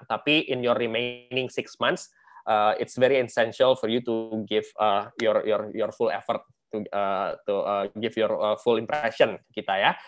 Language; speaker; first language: English; non-native, fluent; Indonesian